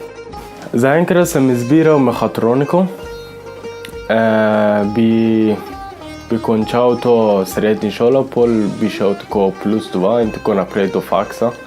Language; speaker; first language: Slovenian; non-native, learner; Persian